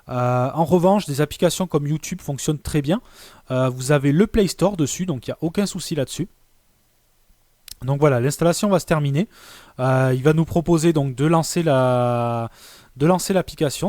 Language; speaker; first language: French; native; French